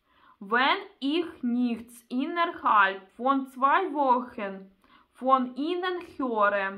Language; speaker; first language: German; non-native, learner; Russian